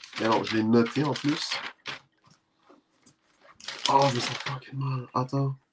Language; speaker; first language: French; native; French